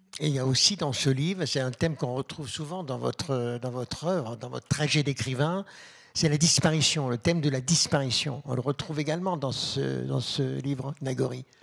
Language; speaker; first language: French; native; French